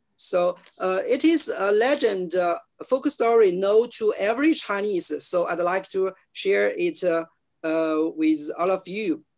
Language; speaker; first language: English; non-native, learner; Chinese